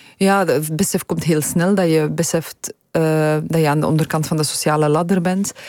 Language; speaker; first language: Dutch; early bilingual, other home language; Polish